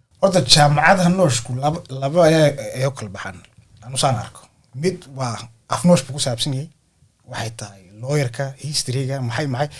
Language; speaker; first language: Somali; early bilingual, heritage; Somali